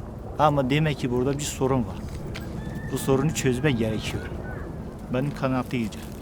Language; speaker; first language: Turkish; non-native, local second language; Kurdish